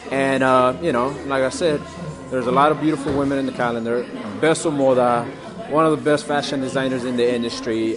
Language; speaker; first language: English; early bilingual, other home language; Spanish